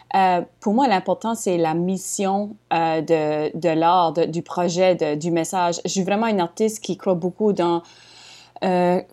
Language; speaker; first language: French; native; French